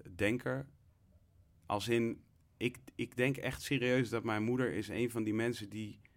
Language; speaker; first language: Dutch; native; Dutch